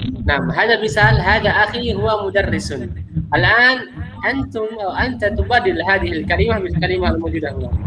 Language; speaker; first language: Arabic; non-native, fluent; Indonesian